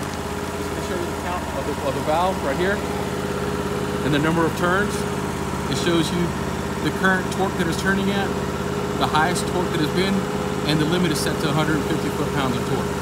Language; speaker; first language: English; native; English